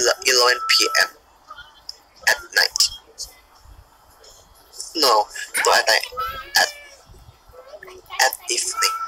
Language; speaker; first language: English; non-native, learner; Thai